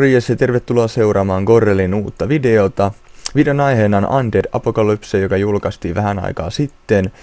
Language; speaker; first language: Finnish; native; Finnish